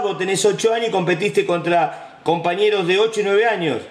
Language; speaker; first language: Spanish; native; Spanish